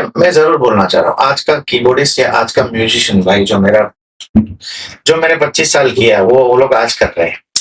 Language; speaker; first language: Hindi; non-native, local second language; Gujarati